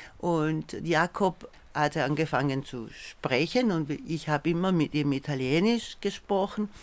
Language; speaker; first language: German; non-native, fluent; Italian